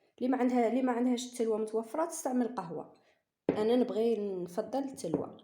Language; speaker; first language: Arabic; native; Arabic